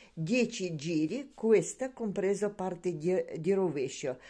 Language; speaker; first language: Italian; non-native, learner; Ukrainian